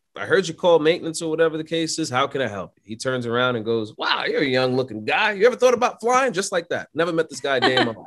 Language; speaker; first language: English; native; English